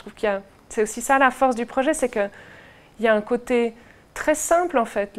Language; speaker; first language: French; native; French